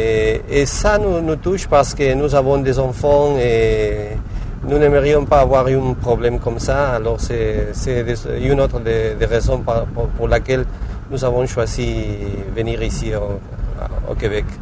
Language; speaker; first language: French; non-native, fluent; Spanish